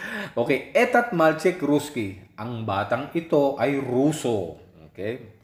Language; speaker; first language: Filipino; native; Filipino